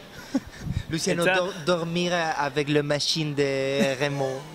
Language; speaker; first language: French; non-native, learner; Spanish